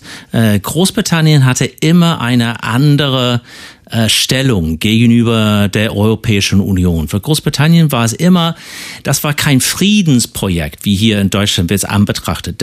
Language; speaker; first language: German; non-native, fluent; English